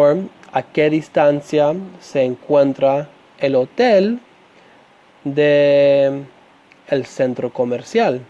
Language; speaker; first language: Spanish; non-native, fluent; English